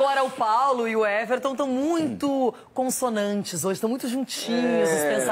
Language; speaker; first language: Portuguese; native; Portuguese